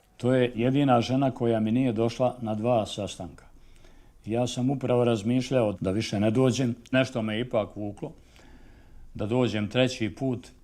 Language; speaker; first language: Bosnian; native; Bosnian